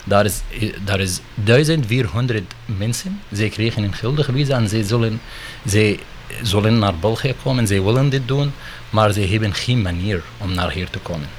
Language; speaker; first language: Dutch; non-native, learner; Arabic